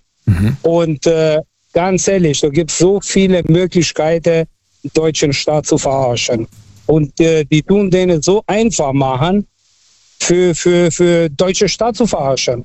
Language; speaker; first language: German; non-native, fluent; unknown